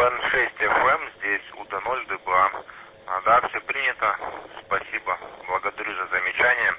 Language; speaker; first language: Russian; native; Russian